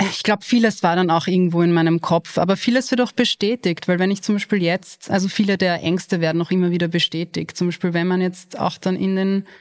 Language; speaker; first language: German; early bilingual, other home language; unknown